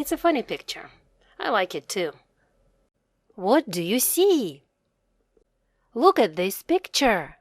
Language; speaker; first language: English; non-native, fluent; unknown